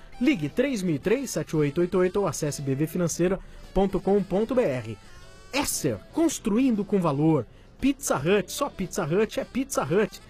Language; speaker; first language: Portuguese; native; Portuguese